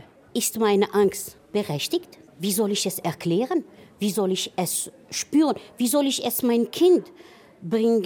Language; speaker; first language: German; non-native, fluent; Arabic